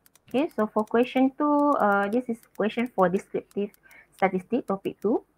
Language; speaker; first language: English; non-native, local second language; Malay